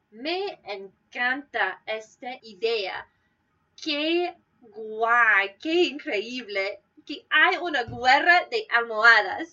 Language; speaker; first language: Spanish; non-native, fluent; English